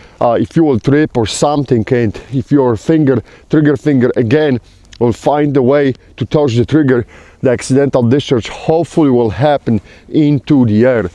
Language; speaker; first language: English; non-native, fluent; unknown